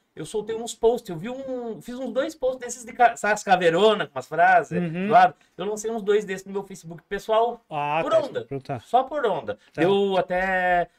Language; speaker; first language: Portuguese; native; Portuguese